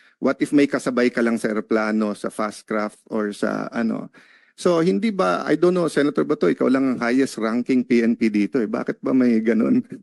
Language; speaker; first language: Filipino; native; Filipino